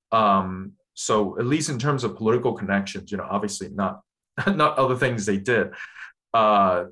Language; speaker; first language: English; non-native, local second language; Cantonese